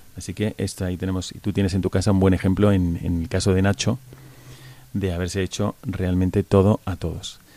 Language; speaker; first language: Spanish; native; Spanish